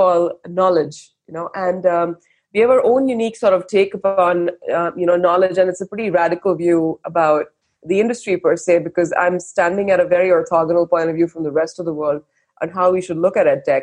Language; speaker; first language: English; non-native, local second language; Hindi